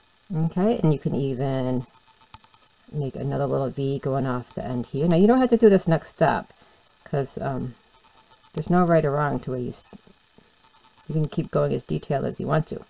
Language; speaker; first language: English; native; English